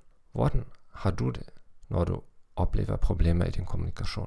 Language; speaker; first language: Danish; non-native, fluent; German